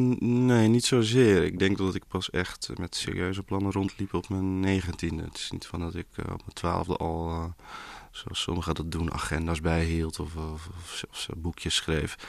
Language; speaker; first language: Dutch; early bilingual, other home language; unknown